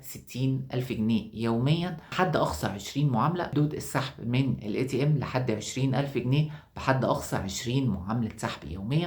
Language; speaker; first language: Arabic; native; Arabic